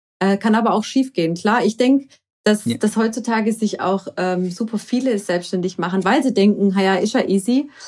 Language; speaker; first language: German; early bilingual, other home language; Croatian